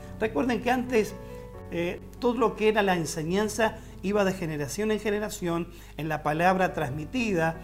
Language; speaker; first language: Spanish; native; Spanish